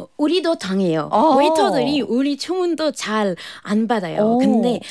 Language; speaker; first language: Korean; non-native, fluent; French